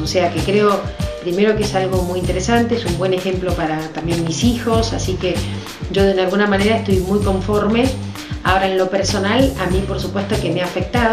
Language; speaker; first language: Spanish; native; Spanish